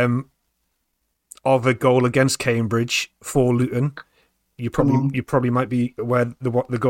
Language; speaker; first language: English; native; English